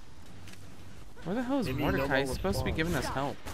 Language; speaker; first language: English; native; English